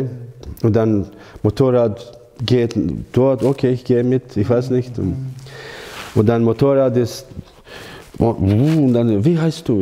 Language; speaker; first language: German; non-native, learner; Croatian